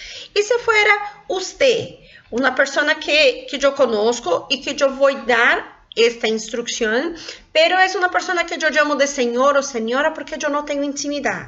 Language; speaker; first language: Spanish; non-native, local second language; Portuguese